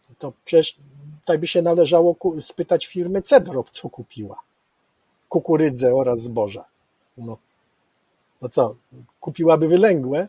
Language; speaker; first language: Polish; native; Polish